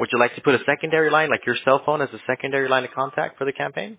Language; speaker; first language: English; early bilingual, other home language; Spanish